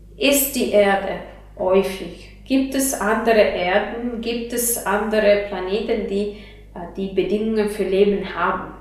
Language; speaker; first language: German; non-native, fluent; Italian